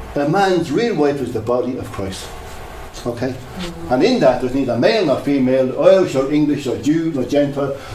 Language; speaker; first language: English; native; English